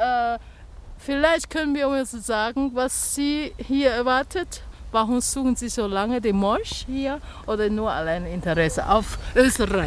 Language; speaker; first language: German; non-native, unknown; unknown